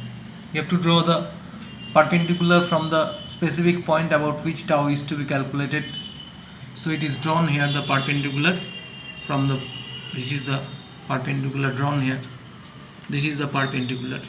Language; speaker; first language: English; non-native, local second language; Bangla